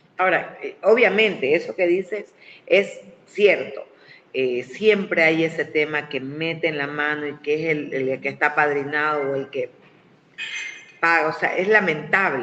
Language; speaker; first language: Spanish; native; Spanish